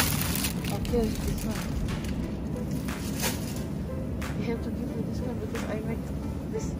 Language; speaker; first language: English; non-native, learner; Indonesian